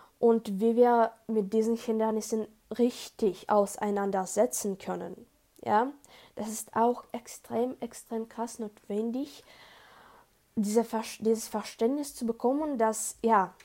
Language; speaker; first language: German; non-native, learner; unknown